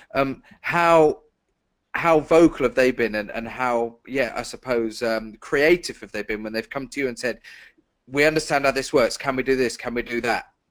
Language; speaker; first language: English; native; English